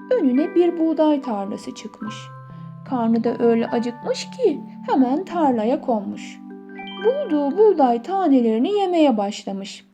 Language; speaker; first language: Turkish; native; Turkish